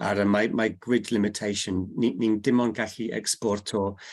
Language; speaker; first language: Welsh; non-native, learner; English